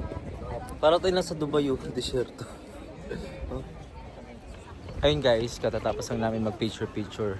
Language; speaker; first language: Filipino; non-native, local second language; Cebuano